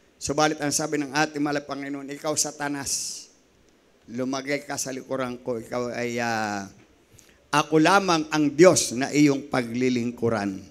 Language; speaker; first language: Filipino; native; Filipino